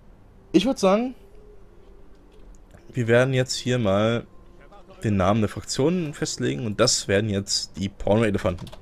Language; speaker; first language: German; native; German